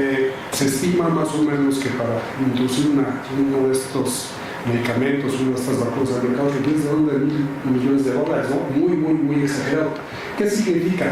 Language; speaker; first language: Spanish; native; Spanish